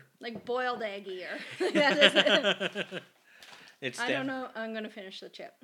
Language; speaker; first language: English; native; English